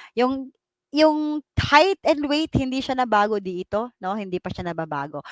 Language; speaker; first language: Filipino; non-native, local second language; Cebuano